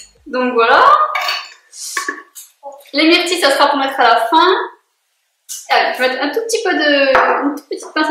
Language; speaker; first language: French; native; French